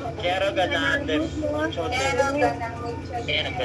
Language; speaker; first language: Spanish; non-native, learner; Filipino